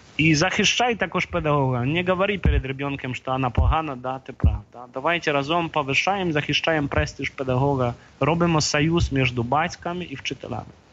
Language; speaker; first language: Ukrainian; non-native, fluent; Polish